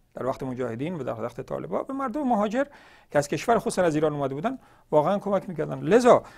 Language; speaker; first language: Persian; native; Persian